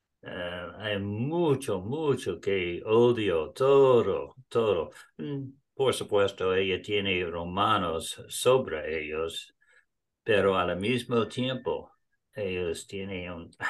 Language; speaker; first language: Spanish; non-native, learner; English